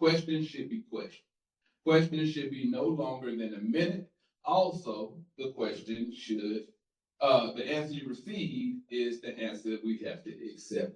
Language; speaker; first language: English; native; English